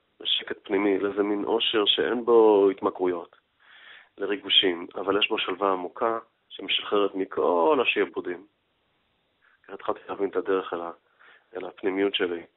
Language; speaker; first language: Hebrew; native; Hebrew